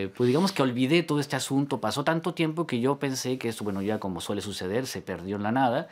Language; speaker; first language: Spanish; native; Spanish